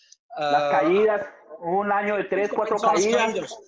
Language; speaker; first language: Spanish; native; Spanish